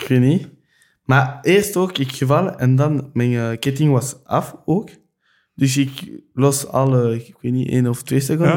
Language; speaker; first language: Dutch; non-native, local second language; French